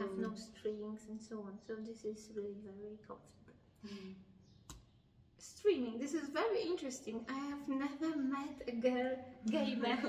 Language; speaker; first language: English; non-native, fluent; Polish